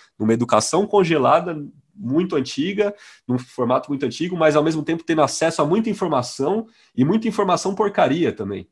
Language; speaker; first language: Portuguese; native; Portuguese